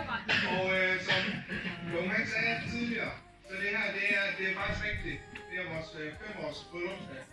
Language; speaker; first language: Danish; early bilingual, other home language; Vietnamese